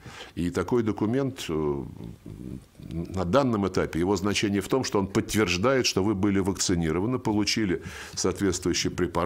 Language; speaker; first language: Russian; native; Russian